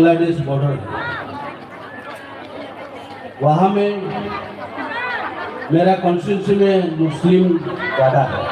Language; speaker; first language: Hindi; non-native, local second language; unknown